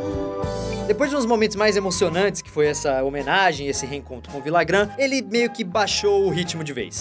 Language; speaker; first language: Portuguese; native; Portuguese